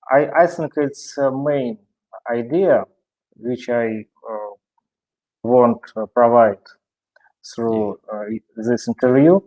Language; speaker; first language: English; non-native, learner; Russian